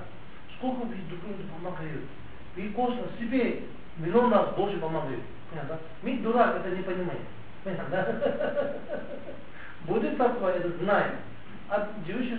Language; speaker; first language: Russian; non-native, learner; Tibetan